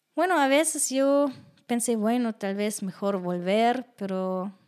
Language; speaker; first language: Spanish; non-native, fluent; German